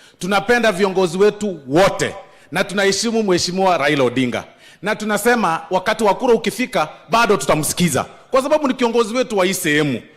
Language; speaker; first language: Swahili; non-native, local second language; Gusii